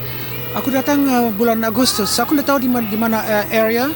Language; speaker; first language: Indonesian; early bilingual, heritage; Indonesian